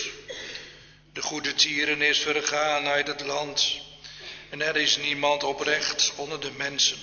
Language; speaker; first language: Dutch; native; Dutch